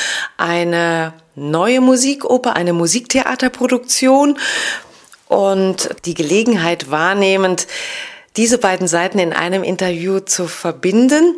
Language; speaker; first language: German; native; German